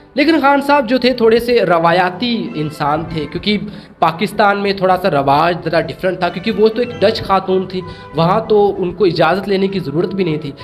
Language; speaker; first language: Urdu; non-native, local second language; Sindhi